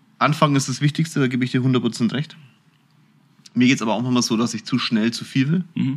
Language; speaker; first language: German; early bilingual, other home language; Turkish